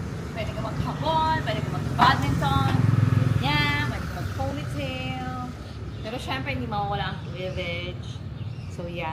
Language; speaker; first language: Filipino; native; Filipino